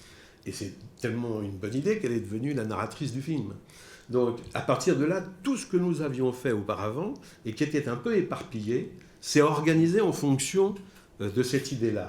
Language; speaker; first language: French; native; French